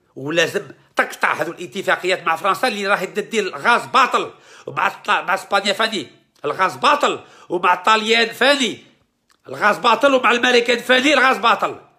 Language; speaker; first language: Arabic; early bilingual, heritage; Arabic